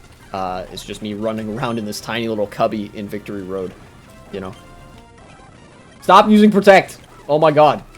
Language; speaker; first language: English; native; English